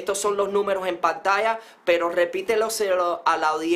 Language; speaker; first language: Spanish; early bilingual, heritage; Spanish